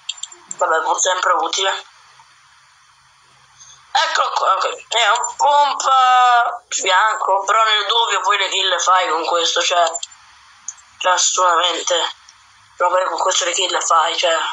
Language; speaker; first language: Italian; native; Italian